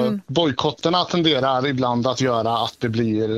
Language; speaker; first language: Swedish; native; Swedish